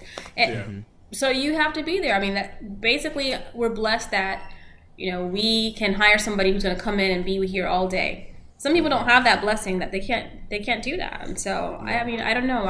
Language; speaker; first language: English; early bilingual, other home language; Spanish